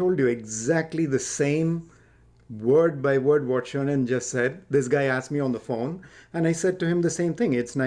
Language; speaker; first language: English; non-native, local second language; Tamil